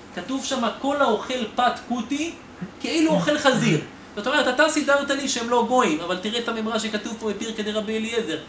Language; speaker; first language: Hebrew; native; Hebrew